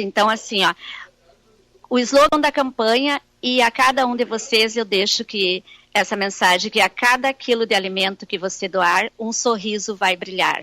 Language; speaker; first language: Portuguese; native; Portuguese